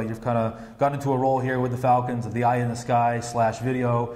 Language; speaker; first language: English; native; English